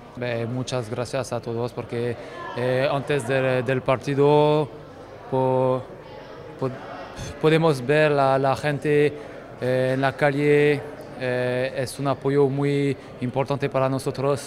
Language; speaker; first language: Spanish; non-native, fluent; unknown